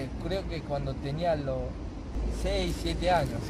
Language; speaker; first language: Spanish; non-native, fluent; Japanese